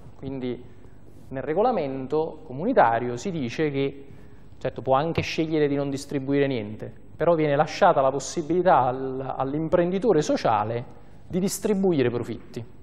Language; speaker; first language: Italian; native; Italian